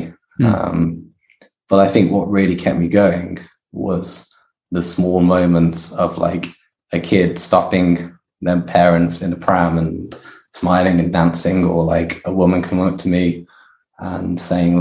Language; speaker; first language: English; native; English